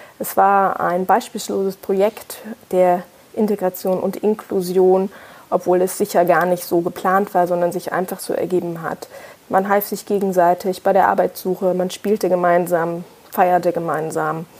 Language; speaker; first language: German; native; German